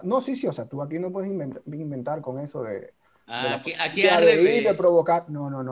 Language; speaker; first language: Spanish; native; Spanish